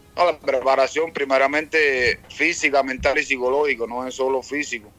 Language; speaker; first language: Spanish; native; Spanish